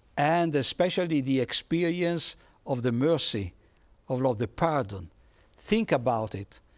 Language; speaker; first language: English; non-native, fluent; Italian